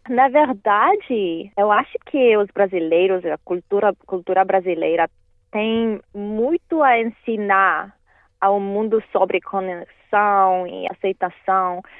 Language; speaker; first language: Portuguese; non-native, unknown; Russian